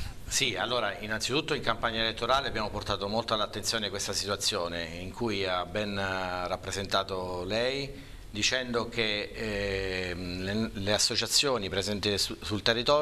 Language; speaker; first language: Italian; native; Italian